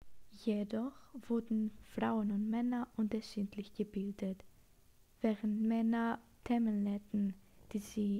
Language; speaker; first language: German; non-native, learner; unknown